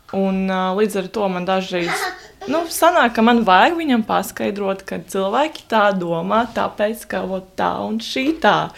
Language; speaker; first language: Latvian; non-native, local second language; Russian